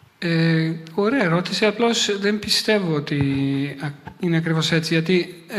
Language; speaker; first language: Greek; non-native, fluent; Italian